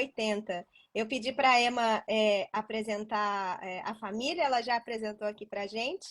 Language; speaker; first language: Portuguese; native; Portuguese